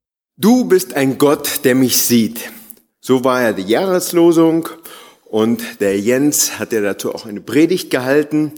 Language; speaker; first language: German; native; German